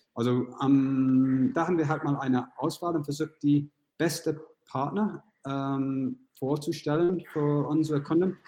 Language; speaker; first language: German; non-native, fluent; English